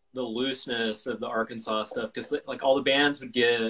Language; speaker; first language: English; native; English